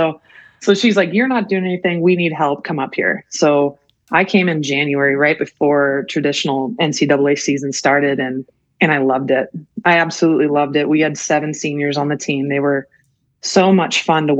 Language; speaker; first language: English; native; English